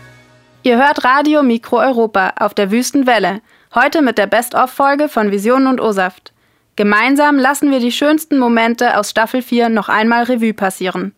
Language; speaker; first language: German; native; German